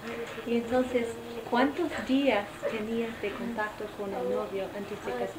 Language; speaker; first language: Spanish; non-native, fluent; English